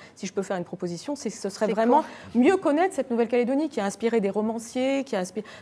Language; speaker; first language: French; native; French